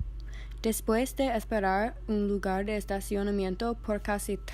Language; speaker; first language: Spanish; non-native, learner; English